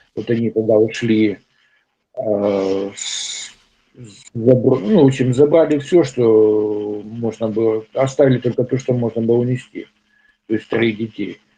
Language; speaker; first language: Russian; native; Russian